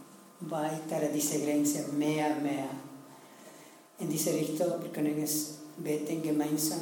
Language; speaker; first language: German; non-native, learner; Spanish